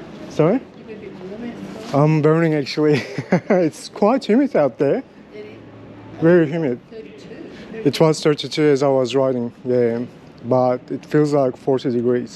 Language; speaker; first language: English; non-native, fluent; Turkish